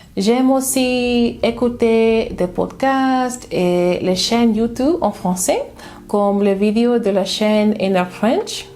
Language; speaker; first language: French; non-native, learner; English